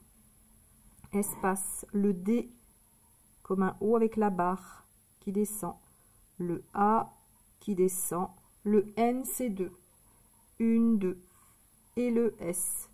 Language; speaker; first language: French; native; French